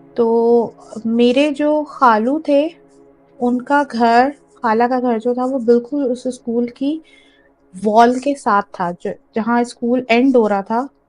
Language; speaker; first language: Urdu; native; Urdu